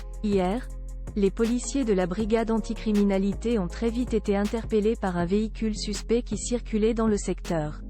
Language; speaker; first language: French; native; French